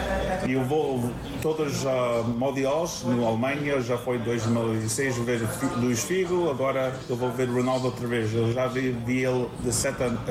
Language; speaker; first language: Portuguese; early bilingual, heritage; Portuguese